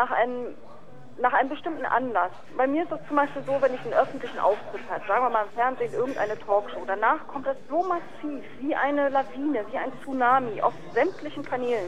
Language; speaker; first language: German; native; German